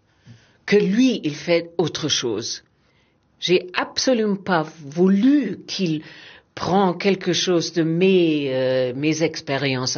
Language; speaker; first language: French; non-native, fluent; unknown